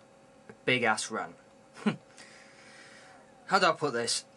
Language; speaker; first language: English; native; English